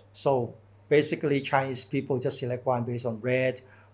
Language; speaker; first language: English; non-native, local second language; Cantonese